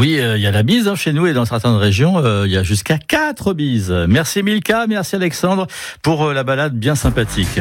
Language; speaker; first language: French; native; French